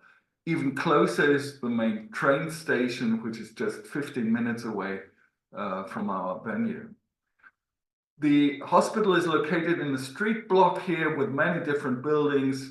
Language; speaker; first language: English; non-native, fluent; German